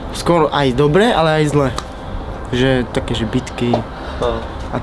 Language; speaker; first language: Slovak; non-native, local second language; Romany